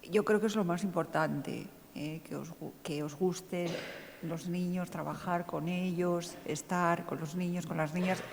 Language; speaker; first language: Spanish; native; Spanish